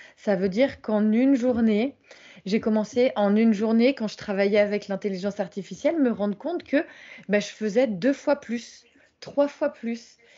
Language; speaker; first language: French; native; French